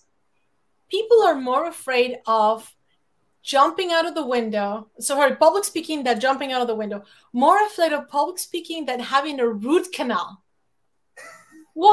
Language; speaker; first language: English; non-native, fluent; Spanish